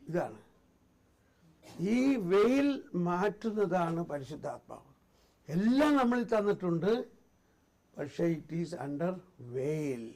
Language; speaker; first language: Malayalam; native; Malayalam